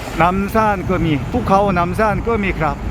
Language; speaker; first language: Thai; non-native, learner; Korean